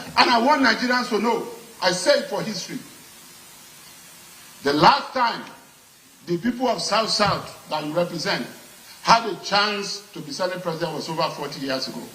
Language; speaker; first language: English; non-native, local second language; Yoruba